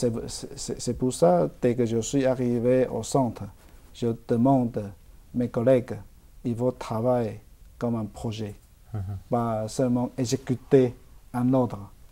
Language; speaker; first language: French; non-native, fluent; Chinese